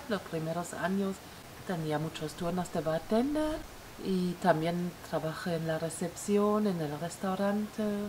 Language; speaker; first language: Spanish; non-native, fluent; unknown